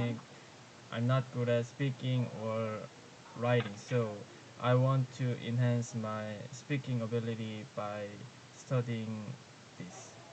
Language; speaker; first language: English; non-native, learner; Korean